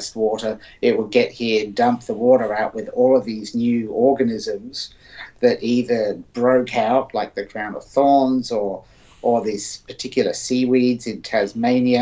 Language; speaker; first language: English; native; English